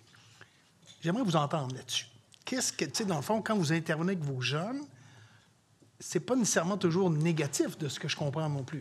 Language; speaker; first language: French; native; French